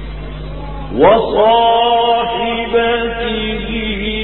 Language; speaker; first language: Arabic; native; Arabic